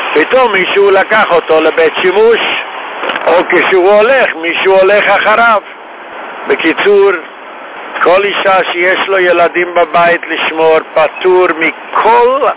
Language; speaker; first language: Hebrew; non-native, fluent; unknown